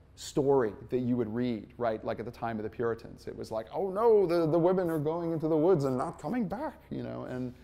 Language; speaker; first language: English; native; English